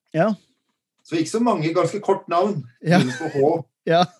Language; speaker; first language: Norwegian; native; Norwegian